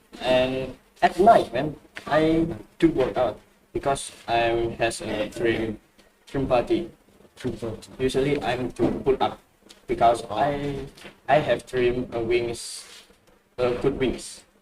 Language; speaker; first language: English; non-native, learner; Indonesian